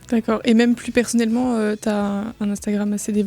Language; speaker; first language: French; native; French